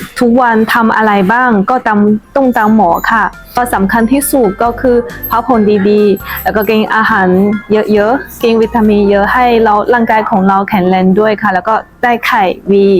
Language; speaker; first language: Thai; non-native, fluent; Chinese